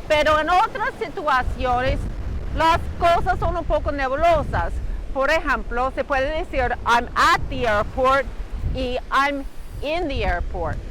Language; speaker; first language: Spanish; non-native, fluent; English